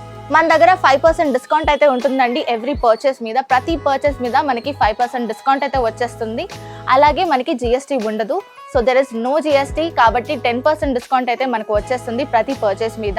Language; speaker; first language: Telugu; native; Telugu